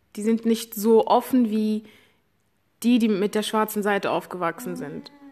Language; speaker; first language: German; early bilingual, other home language; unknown